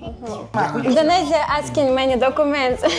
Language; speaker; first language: English; non-native, learner; Russian